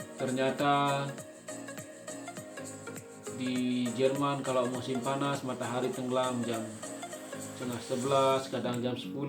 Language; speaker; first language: Indonesian; non-native, local second language; Sasak